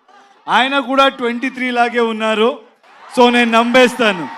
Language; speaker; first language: Telugu; non-native, learner; Kannada